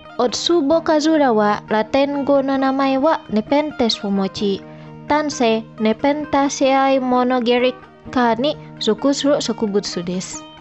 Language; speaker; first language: Japanese; non-native, fluent; Indonesian